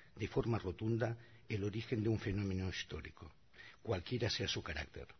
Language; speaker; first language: Spanish; non-native, local second language; Catalan